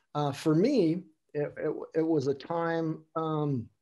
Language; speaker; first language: English; native; English